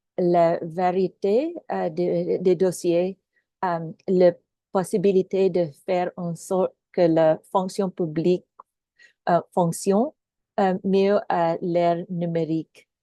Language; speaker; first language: French; non-native, local second language; Filipino